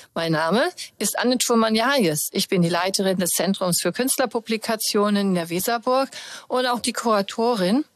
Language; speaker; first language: German; native; German